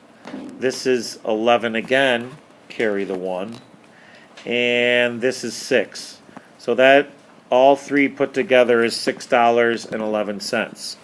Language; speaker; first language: English; native; English